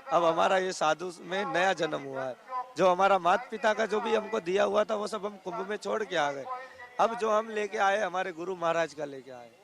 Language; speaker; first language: Hindi; non-native, local second language; Gujarati